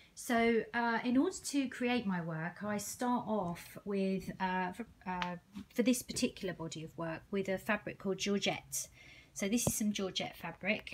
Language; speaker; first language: English; native; English